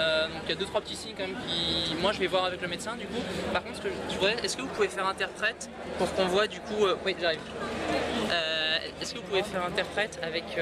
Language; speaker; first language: French; native; French